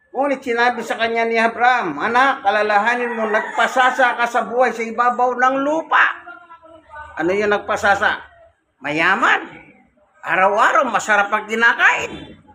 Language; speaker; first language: Filipino; non-native, local second language; Pampanga